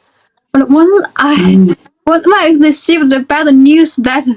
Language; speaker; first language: English; non-native, fluent; Chinese